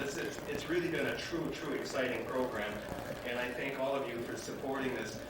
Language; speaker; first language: English; native; English